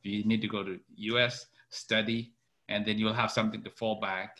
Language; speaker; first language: English; non-native, local second language; Kalenjin